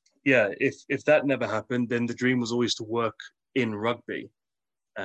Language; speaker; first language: English; native; English